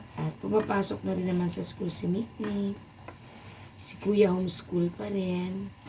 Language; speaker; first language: Filipino; native; Filipino